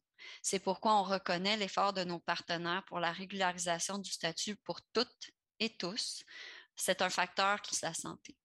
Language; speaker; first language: French; native; French